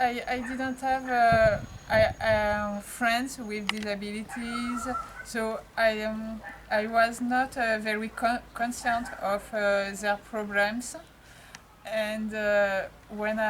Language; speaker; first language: English; non-native, learner; French